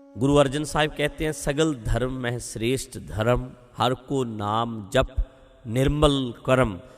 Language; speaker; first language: Hindi; non-native, local second language; Punjabi